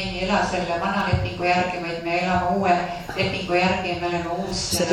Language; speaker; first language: Finnish; non-native, learner; Estonian